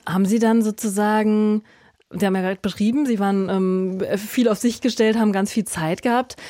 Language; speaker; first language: German; native; German